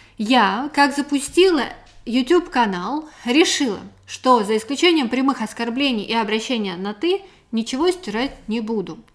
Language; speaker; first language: Russian; native; Russian